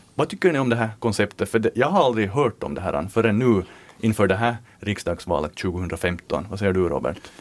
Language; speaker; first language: Swedish; native; Swedish